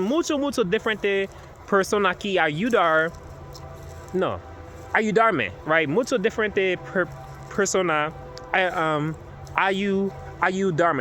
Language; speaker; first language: Spanish; non-native, learner; English